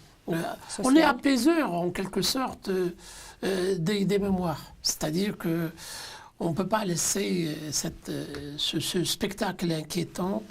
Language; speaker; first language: French; non-native, local second language; Arabic